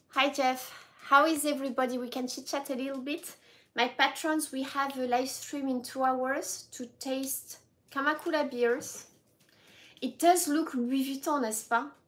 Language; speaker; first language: English; non-native, fluent; French